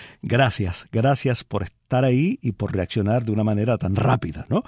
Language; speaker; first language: Spanish; native; Spanish